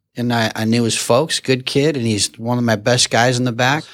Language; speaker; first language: English; native; English